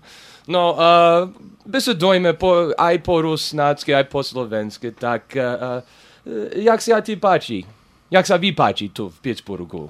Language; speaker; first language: Slovak; early bilingual, heritage; English